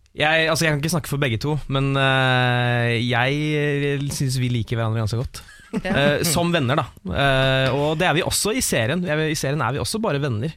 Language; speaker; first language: Norwegian; native; Norwegian